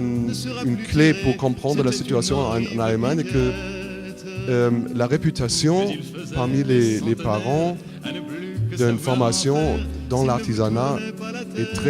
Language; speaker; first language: French; non-native, fluent; German